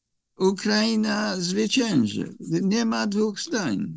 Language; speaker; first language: Polish; non-native, fluent; English